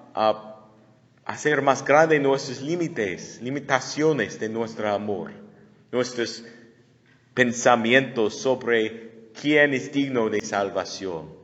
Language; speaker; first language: Spanish; non-native, learner; English